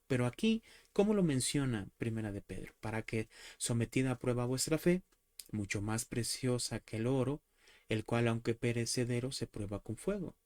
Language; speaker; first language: Spanish; native; Spanish